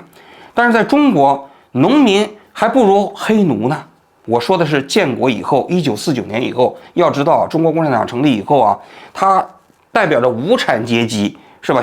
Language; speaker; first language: Chinese; native; Chinese